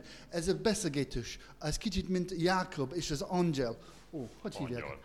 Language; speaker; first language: Hungarian; non-native, learner; English